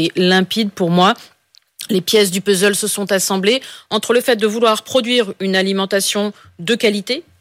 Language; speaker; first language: French; native; French